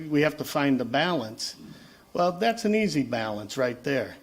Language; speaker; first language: English; native; English